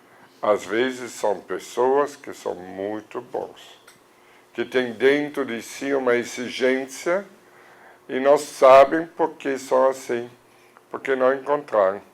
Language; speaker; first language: Portuguese; non-native, fluent; German